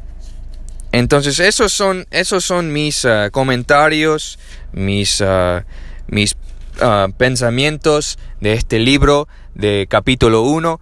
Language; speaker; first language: Spanish; non-native, learner; English